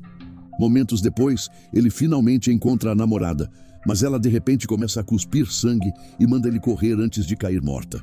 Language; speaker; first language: Portuguese; native; Portuguese